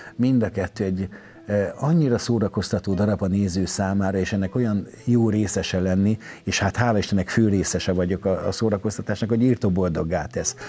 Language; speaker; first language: Hungarian; native; Hungarian